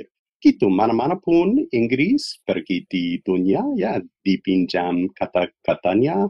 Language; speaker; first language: Indonesian; non-native, fluent; English